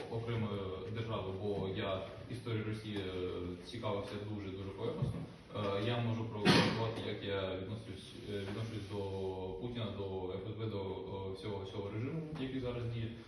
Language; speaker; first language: Ukrainian; native; Ukrainian